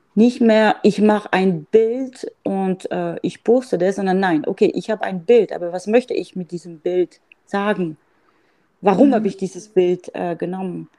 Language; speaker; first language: German; non-native, fluent; French